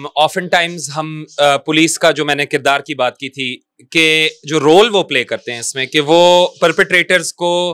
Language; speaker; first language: Urdu; non-native, local second language; Punjabi